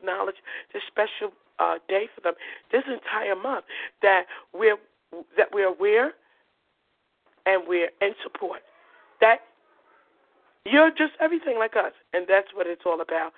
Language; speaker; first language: English; native; English